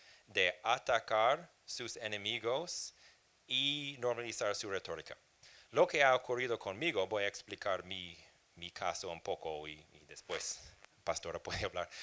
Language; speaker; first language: Spanish; non-native, fluent; English